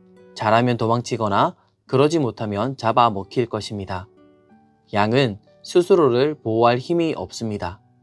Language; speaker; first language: Korean; native; Korean